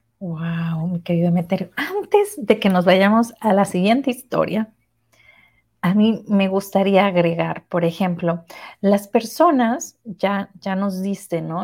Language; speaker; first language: Spanish; native; Spanish